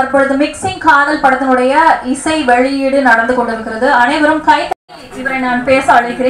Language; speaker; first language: Tamil; native; Tamil